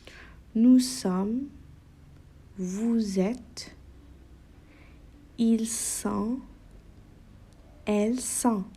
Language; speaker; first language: French; non-native, local second language; Arabic